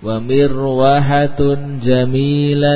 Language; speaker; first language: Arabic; non-native, fluent; Indonesian